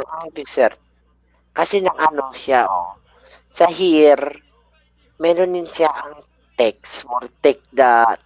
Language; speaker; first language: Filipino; non-native, learner; Indonesian